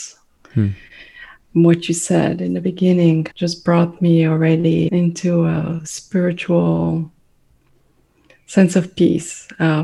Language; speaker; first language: English; non-native, fluent; French